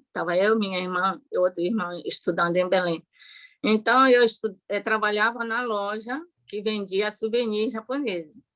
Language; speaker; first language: Portuguese; early bilingual, other home language; Japanese